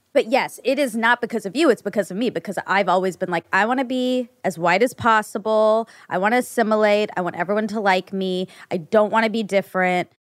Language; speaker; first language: English; early bilingual, other home language; Hindi